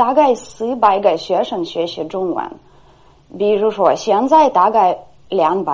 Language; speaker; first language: Chinese; non-native, fluent; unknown